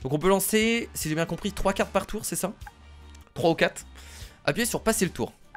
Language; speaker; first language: French; native; French